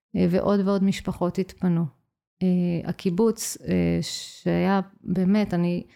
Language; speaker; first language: Hebrew; native; Hebrew